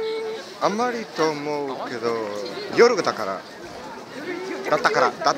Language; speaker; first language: Japanese; non-native, learner; Spanish